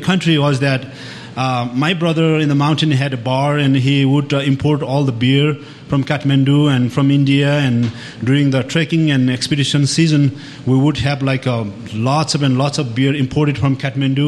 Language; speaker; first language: English; non-native, local second language; Sherpa